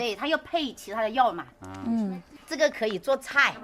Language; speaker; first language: Chinese; native; Chinese